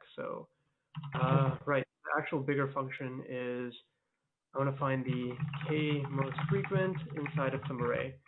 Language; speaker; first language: English; native; English